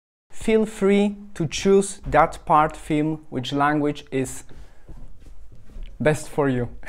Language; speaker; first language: English; non-native, fluent; Polish